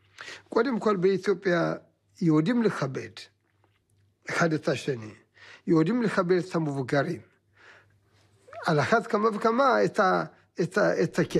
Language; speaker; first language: Hebrew; non-native, fluent; Amharic